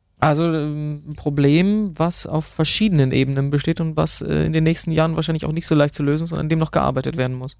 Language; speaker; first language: German; native; German